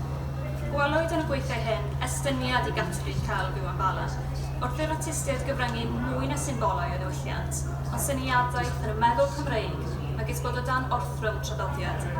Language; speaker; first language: Welsh; native; Welsh